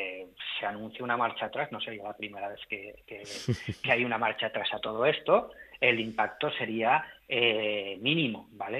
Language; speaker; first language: Spanish; native; Spanish